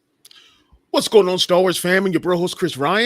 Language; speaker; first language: English; native; English